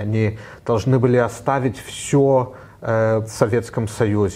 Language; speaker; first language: Russian; early bilingual, heritage; Russian